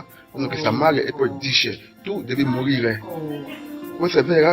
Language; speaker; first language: Italian; non-native, learner; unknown